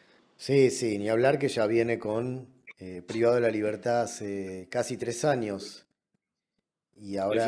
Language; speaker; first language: Spanish; native; Spanish